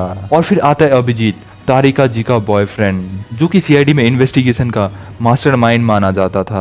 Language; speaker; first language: Hindi; non-native, local second language; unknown